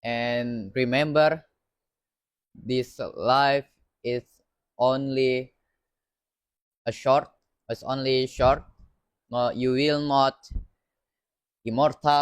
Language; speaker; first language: English; non-native, learner; Indonesian